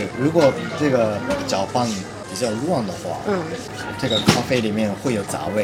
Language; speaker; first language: Chinese; early bilingual, heritage; Chinese